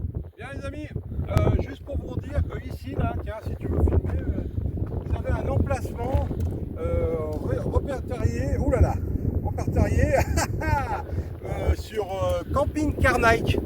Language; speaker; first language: French; native; French